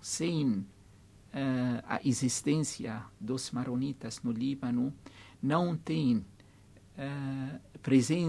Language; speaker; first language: Portuguese; non-native, fluent; Arabic